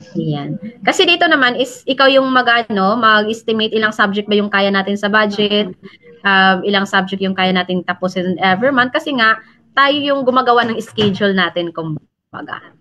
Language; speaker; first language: Filipino; native; Filipino